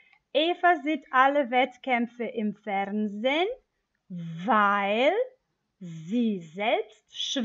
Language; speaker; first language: German; non-native, fluent; Macedonian